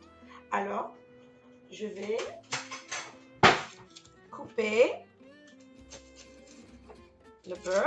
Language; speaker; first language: French; non-native, fluent; English